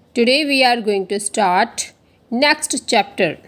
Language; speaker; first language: English; non-native, local second language; Punjabi